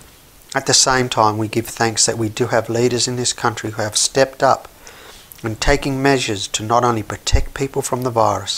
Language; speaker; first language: English; native; English